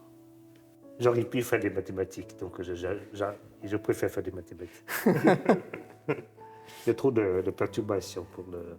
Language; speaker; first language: French; non-native, fluent; Vietnamese